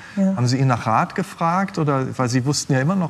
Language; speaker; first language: German; native; German